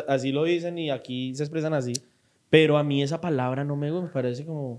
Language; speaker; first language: Spanish; native; Spanish